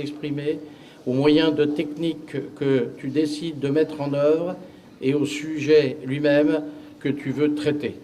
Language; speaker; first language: French; native; French